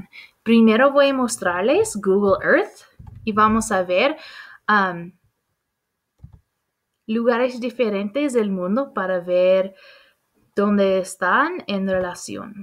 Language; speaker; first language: Spanish; non-native, fluent; English